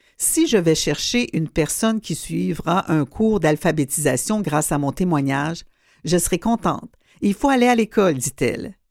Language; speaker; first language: French; native; French